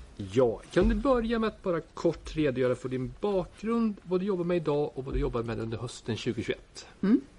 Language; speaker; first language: Swedish; native; Swedish